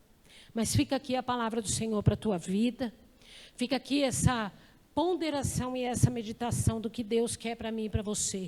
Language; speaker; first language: Portuguese; native; Portuguese